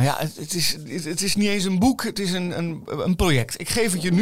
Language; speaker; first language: Dutch; native; Dutch